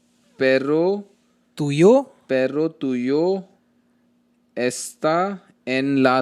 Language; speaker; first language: Spanish; non-native, learner; Hindi